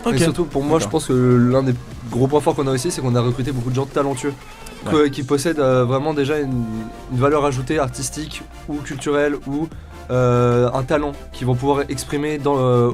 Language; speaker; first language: French; native; French